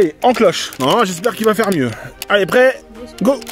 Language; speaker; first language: French; native; French